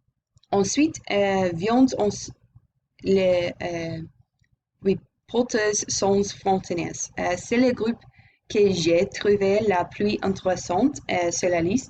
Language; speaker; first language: French; non-native, learner; English